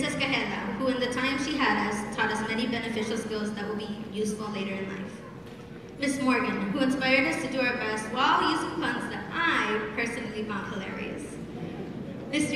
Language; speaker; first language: English; early bilingual, other home language; Spanish